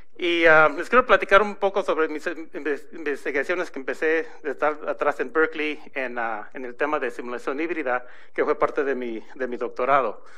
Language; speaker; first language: Spanish; early bilingual, heritage; Spanish